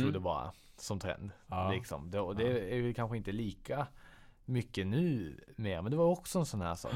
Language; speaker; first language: Swedish; native; Swedish